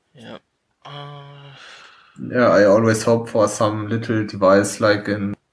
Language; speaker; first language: English; non-native, fluent; German